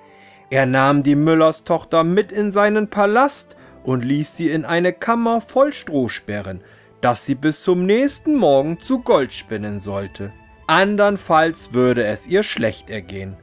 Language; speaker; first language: German; native; German